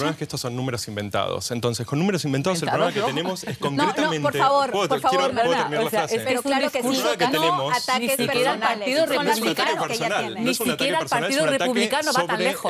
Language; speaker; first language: Spanish; native; Spanish